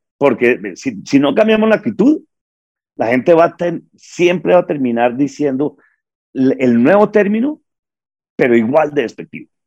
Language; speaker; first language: Spanish; native; Spanish